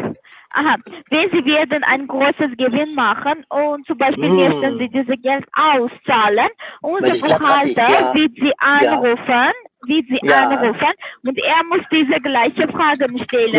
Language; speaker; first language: German; non-native, learner; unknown